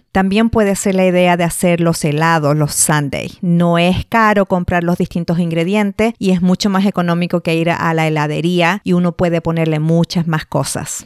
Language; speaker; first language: Spanish; native; Spanish